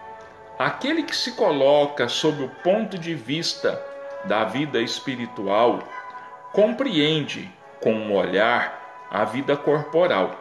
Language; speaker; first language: Portuguese; native; Portuguese